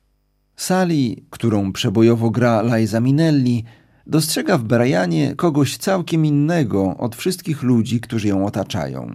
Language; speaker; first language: Polish; native; Polish